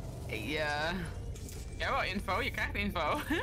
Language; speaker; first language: English; non-native, fluent; Dutch